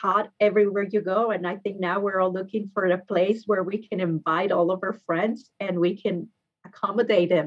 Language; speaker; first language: English; non-native, fluent; Spanish